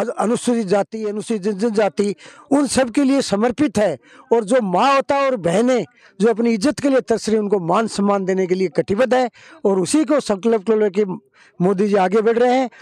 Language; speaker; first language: Hindi; native; Hindi